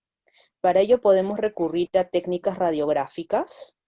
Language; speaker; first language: Spanish; native; Spanish